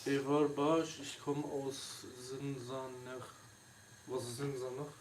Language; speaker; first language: German; early bilingual, other home language; Kurdish